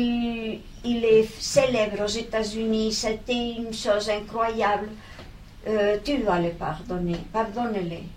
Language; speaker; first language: French; non-native, fluent; Spanish